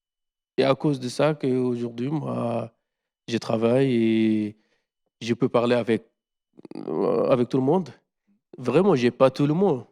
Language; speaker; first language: French; non-native, learner; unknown